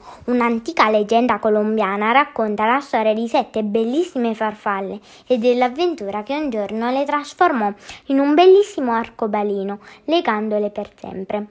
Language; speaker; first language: Italian; native; Italian